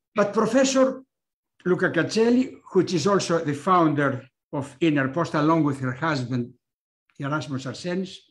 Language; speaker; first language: English; non-native, fluent; Greek